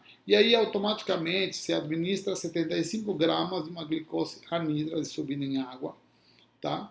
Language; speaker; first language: Portuguese; non-native, fluent; Spanish